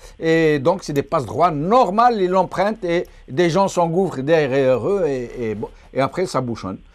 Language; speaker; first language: French; non-native, local second language; Arabic